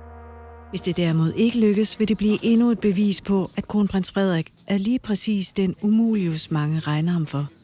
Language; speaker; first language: Danish; native; Danish